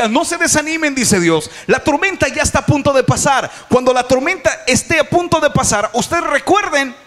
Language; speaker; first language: Spanish; native; Spanish